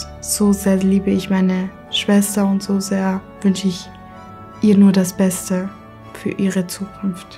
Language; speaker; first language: German; early bilingual, other home language; Kurdish